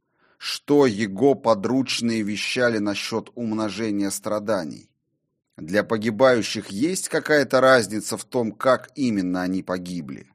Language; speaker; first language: Russian; native; Russian